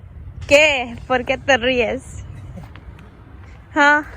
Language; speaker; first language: Spanish; early bilingual, other home language; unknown